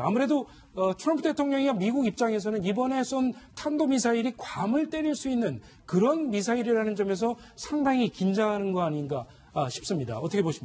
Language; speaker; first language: Korean; native; Korean